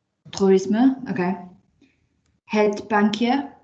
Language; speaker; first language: Dutch; non-native, learner; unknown